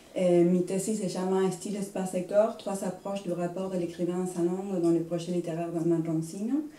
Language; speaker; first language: French; non-native, fluent; Spanish